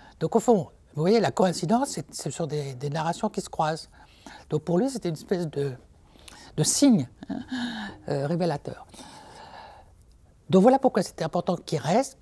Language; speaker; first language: French; native; French